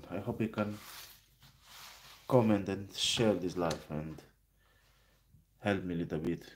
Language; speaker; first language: English; non-native, learner; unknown